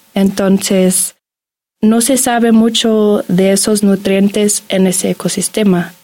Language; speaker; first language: Spanish; non-native, fluent; German